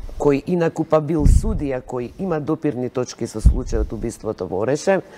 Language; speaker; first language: Macedonian; native; Macedonian